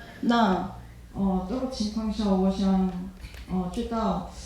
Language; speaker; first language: Chinese; non-native, fluent; Korean